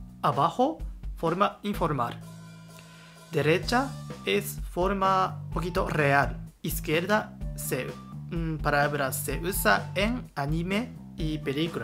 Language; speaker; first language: Spanish; non-native, learner; Japanese